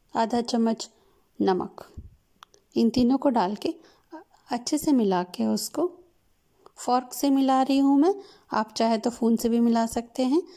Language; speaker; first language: Hindi; non-native, local second language; Telugu